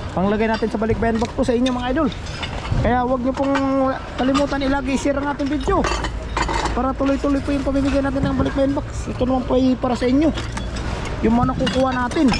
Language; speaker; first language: Filipino; native; Filipino